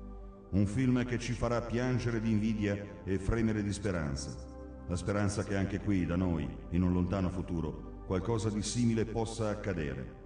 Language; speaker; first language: Italian; native; Italian